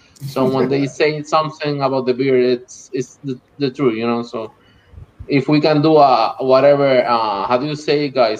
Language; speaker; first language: English; non-native, local second language; Spanish